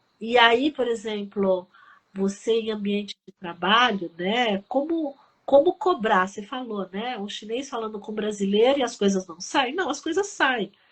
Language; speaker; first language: Portuguese; early bilingual, other home language; Chinese